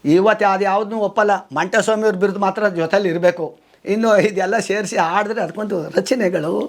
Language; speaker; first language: Kannada; native; Kannada